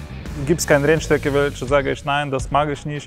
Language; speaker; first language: German; non-native, learner; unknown